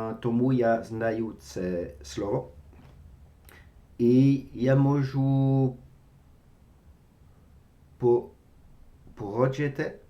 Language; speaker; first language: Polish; non-native, learner; French